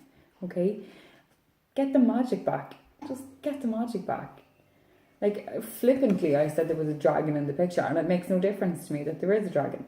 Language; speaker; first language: English; native; English